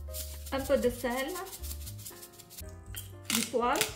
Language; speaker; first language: French; non-native, fluent; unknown